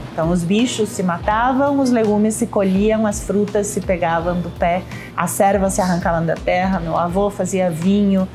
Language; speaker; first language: Portuguese; non-native, fluent; Spanish